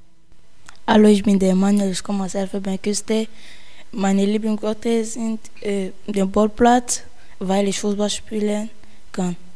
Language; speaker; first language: German; non-native, learner; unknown